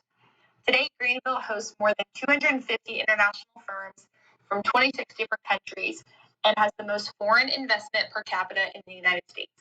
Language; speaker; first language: English; native; English